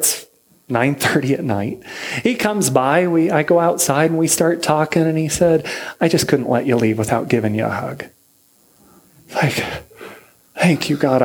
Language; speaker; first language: English; native; English